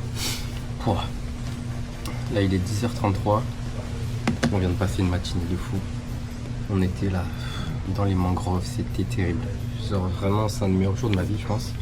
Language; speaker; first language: French; native; French